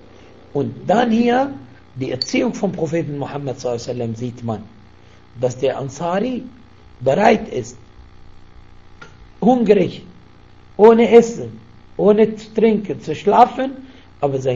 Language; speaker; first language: German; non-native, fluent; Arabic